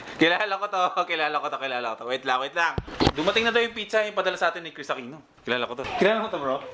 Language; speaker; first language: Filipino; native; Filipino